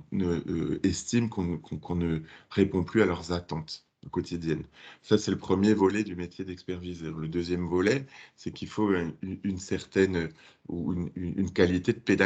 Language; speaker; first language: French; native; French